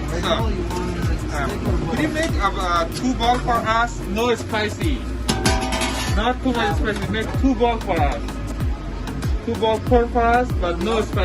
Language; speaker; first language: English; non-native, learner; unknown